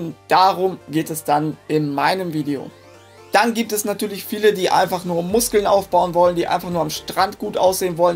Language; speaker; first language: German; native; German